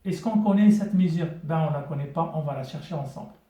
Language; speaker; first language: French; non-native, local second language; Arabic